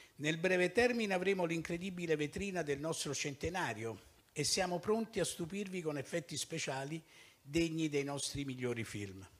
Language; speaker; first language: Italian; native; Italian